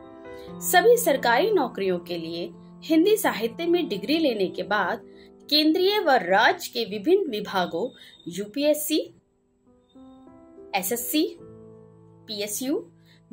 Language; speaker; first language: Hindi; native; Hindi